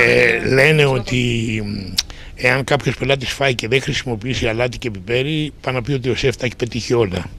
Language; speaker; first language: Greek; native; Greek